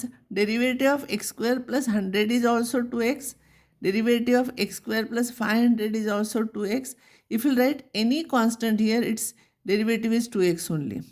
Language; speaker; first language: English; non-native, local second language; Marathi